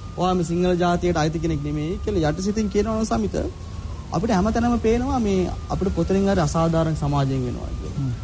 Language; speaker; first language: Sinhala; non-native, local second language; Tamil